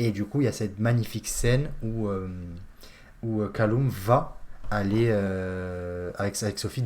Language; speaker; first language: French; native; French